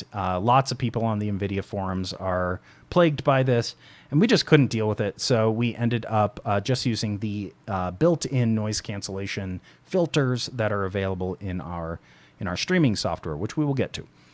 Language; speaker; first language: English; native; English